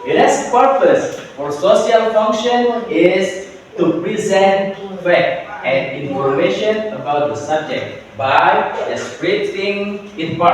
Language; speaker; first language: English; non-native, learner; Indonesian